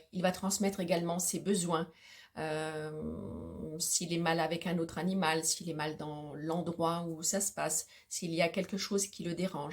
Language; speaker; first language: French; native; French